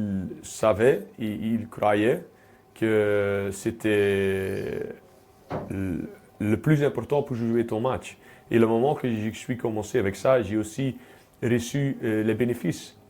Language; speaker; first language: French; non-native, local second language; Dutch